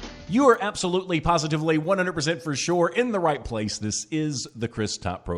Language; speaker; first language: English; native; English